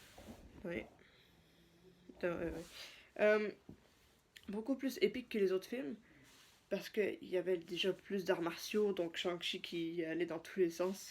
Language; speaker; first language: French; native; French